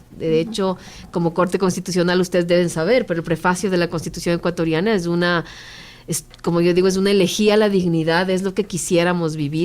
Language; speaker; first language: Spanish; native; Spanish